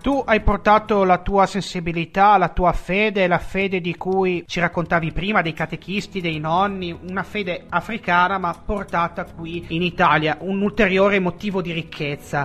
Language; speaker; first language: Italian; native; Italian